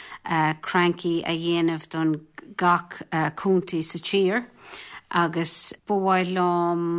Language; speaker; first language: Irish; non-native, local second language; English